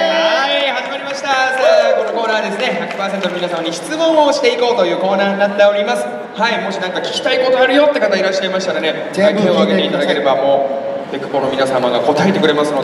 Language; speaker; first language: Japanese; native; Japanese